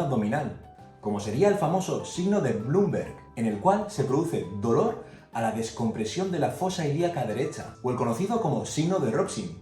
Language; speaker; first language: Spanish; native; Spanish